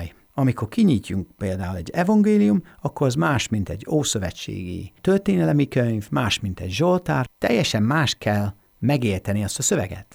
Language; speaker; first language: Hungarian; non-native, fluent; English